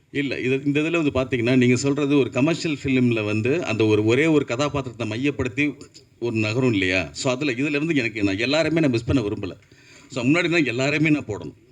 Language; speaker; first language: Tamil; native; Tamil